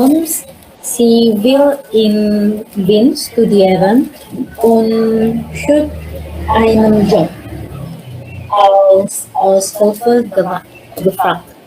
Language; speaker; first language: German; non-native, learner; Indonesian